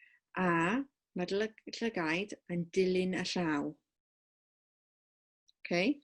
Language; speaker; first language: Welsh; non-native, local second language; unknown